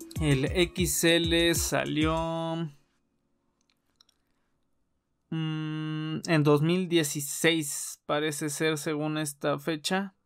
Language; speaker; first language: Spanish; native; Spanish